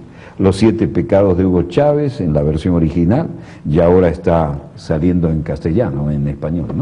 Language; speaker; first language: Spanish; native; Spanish